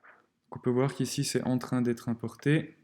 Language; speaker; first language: French; native; French